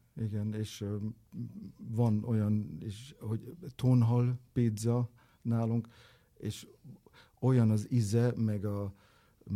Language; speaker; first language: Hungarian; non-native, fluent; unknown